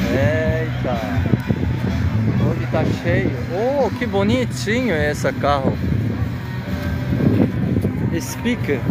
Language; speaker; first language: Portuguese; non-native, learner; Korean